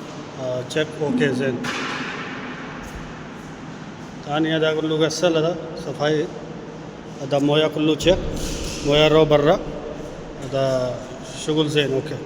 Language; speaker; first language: Arabic; non-native, learner; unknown